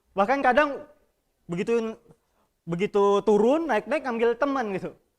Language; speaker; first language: Indonesian; native; Indonesian